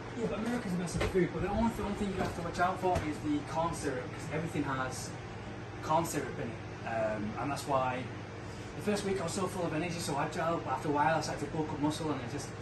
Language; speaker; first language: English; native; English